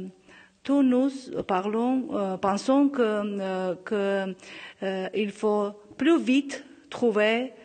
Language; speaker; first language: French; non-native, local second language; Armenian